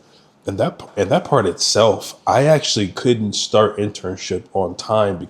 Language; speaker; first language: English; native; English